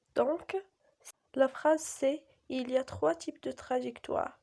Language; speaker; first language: French; non-native, local second language; Arabic